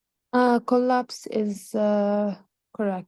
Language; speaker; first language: English; non-native, learner; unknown